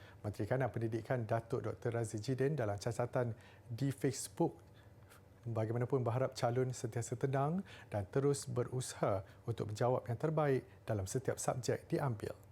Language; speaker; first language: Malay; native; Malay